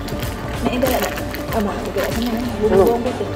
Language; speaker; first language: Indonesian; native; Indonesian